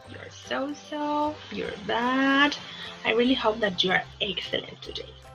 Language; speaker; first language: English; non-native, fluent; Spanish